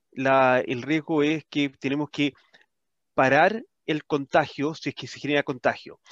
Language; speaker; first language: Spanish; early bilingual, heritage; Spanish